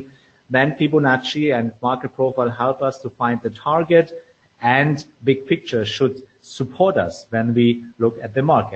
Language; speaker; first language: English; non-native, fluent; German